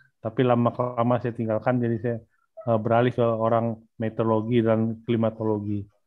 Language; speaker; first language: Indonesian; native; Indonesian